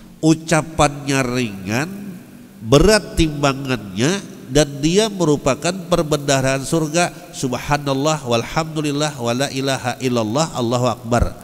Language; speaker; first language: Indonesian; non-native, local second language; Banjar